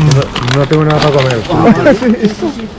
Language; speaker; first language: Spanish; non-native, fluent; Filipino